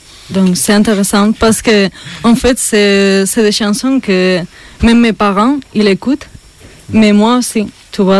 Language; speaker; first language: French; non-native, fluent; Spanish